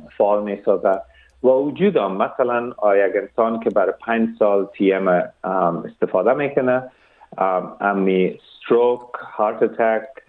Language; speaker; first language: Persian; early bilingual, heritage; Persian